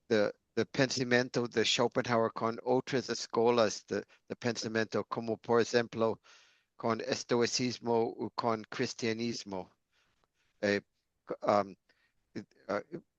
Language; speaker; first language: Portuguese; non-native, learner; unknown